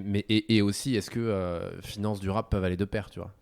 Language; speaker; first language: French; native; French